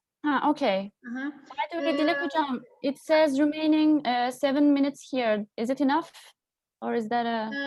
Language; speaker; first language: English; non-native, fluent; Turkish